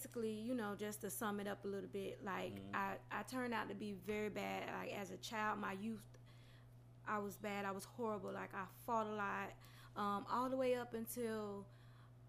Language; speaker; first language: English; native; English